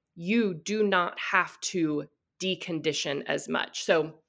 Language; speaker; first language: English; native; English